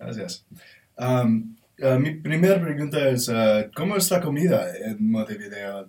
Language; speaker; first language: Spanish; non-native, learner; English